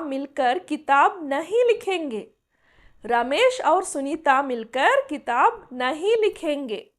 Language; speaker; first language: Hindi; non-native, local second language; Telugu